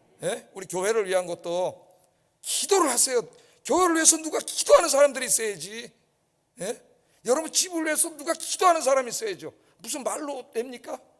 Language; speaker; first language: Korean; native; Korean